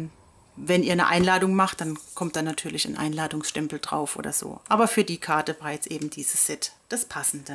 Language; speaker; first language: German; native; German